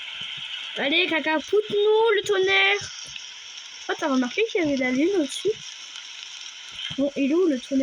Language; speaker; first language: French; native; French